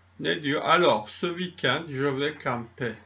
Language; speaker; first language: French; non-native, fluent; Turkish